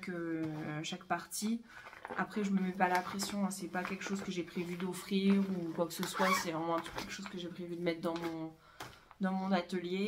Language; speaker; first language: French; native; French